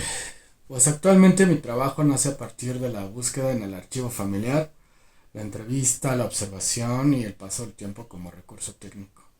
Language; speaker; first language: Spanish; native; Spanish